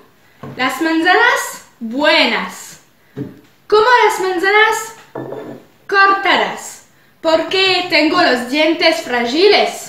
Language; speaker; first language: Spanish; non-native, learner; French